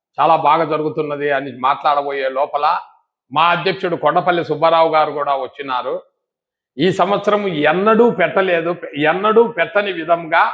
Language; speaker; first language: Telugu; native; Telugu